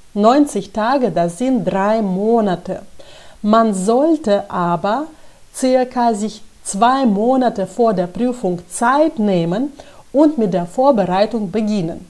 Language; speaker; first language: German; non-native, fluent; Russian